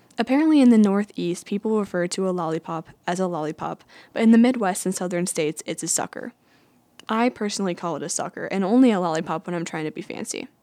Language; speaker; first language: English; native; English